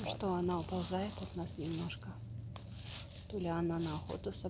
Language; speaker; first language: Russian; native; Russian